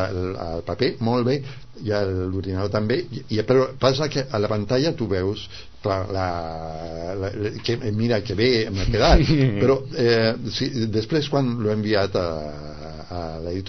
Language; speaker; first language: Catalan; non-native, fluent; Spanish